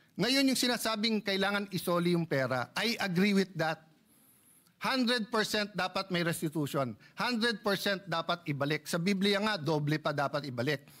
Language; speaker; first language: Filipino; native; Filipino